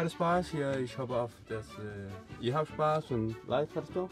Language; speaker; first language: German; non-native, learner; Danish